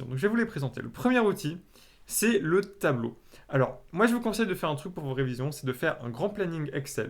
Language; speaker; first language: French; native; French